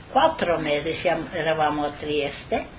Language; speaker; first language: Italian; non-native, local second language; Slovenian